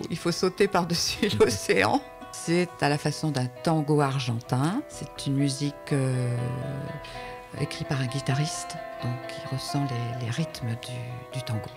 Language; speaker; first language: French; native; French